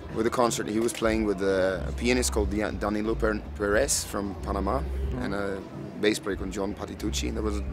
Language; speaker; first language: English; non-native, fluent; Norwegian